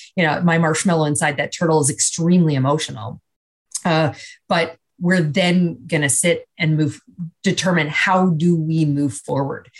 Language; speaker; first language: English; native; English